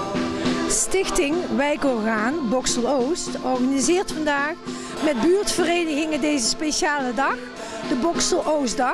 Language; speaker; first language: Dutch; native; Dutch